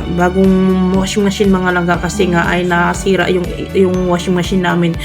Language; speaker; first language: Filipino; non-native, local second language; Cebuano